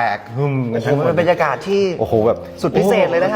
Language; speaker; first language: Thai; native; Thai